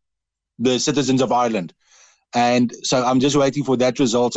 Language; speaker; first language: English; non-native, local second language; Dutch